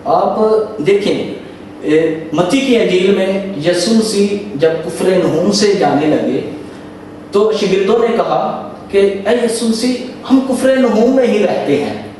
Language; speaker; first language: Urdu; native; Urdu